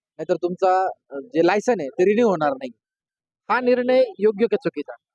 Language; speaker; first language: Marathi; native; Marathi